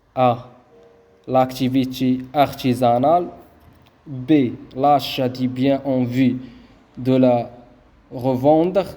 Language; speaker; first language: French; non-native, local second language; Arabic